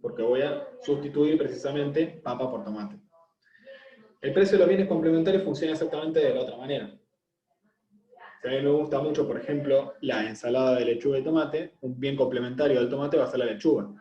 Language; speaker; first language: Spanish; native; Spanish